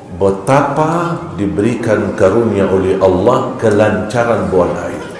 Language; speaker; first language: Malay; non-native, fluent; Arabic